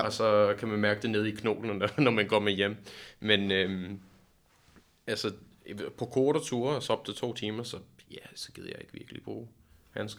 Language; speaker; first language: Danish; non-native, fluent; English